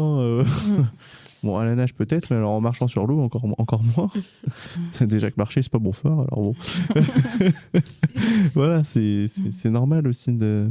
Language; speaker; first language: French; native; French